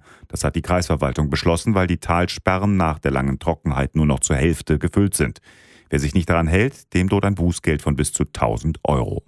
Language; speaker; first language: German; native; German